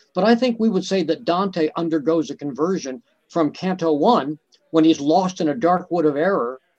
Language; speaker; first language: English; native; English